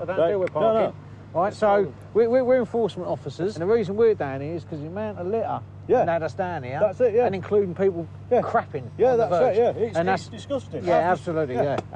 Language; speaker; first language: English; native; English